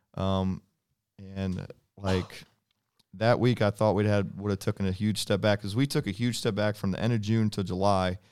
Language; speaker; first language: English; native; English